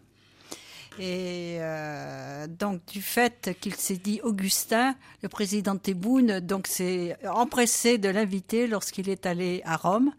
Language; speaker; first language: French; native; French